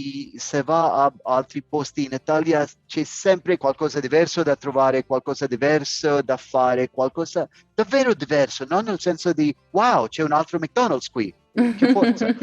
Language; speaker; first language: Italian; non-native, learner; English